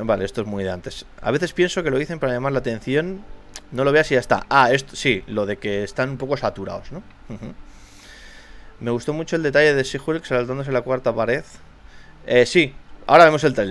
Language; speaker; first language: Spanish; native; Spanish